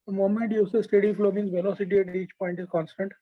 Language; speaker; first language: English; non-native, local second language; Gujarati